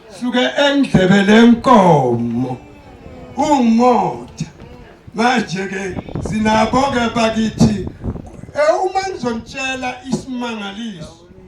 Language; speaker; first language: Zulu; non-native, local second language; South Ndebele